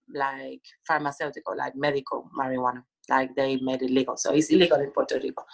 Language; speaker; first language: English; non-native, fluent; Spanish